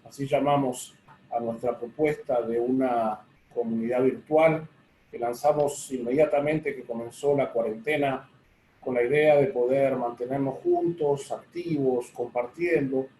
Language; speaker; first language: Spanish; native; Spanish